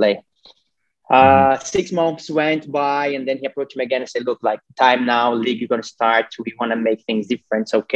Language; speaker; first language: English; non-native, fluent; Portuguese